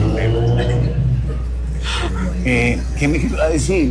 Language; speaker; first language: Spanish; native; Spanish